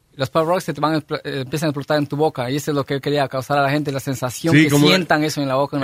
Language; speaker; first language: Spanish; native; Spanish